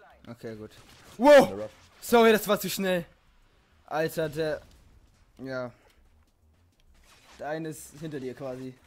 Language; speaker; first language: German; native; German